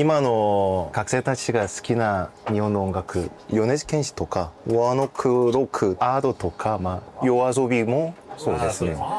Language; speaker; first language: Japanese; non-native, learner; Korean